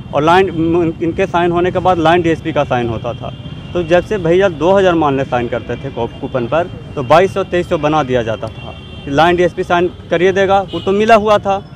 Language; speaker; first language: Hindi; native; Hindi